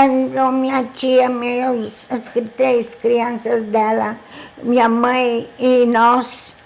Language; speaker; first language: Portuguese; non-native, fluent; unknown